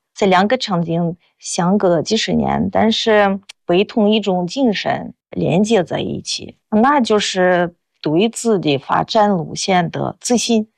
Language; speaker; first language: Chinese; non-native, fluent; Russian